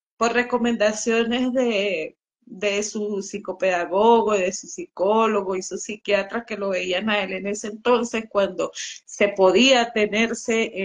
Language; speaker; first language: Spanish; native; Spanish